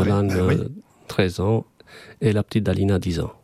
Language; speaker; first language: French; non-native, fluent; Albanian